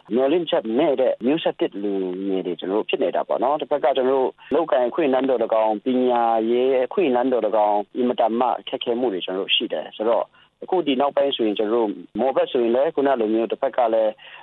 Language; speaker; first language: Burmese; non-native, local second language; Kachin